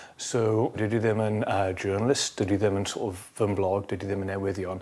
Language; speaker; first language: Welsh; non-native, fluent; English